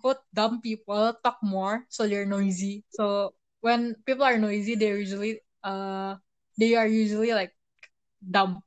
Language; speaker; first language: English; non-native, fluent; Indonesian